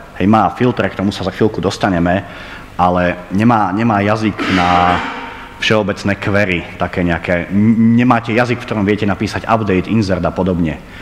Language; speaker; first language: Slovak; native; Slovak